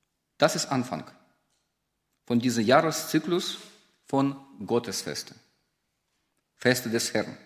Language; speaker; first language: German; non-native, fluent; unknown